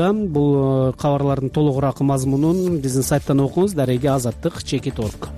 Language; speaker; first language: Kyrgyz; native; Kyrgyz